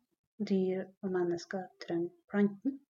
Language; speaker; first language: Norwegian; non-native, local second language; Northern Sami